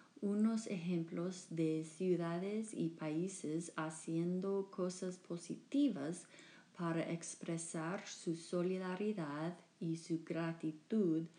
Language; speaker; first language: Spanish; non-native, fluent; English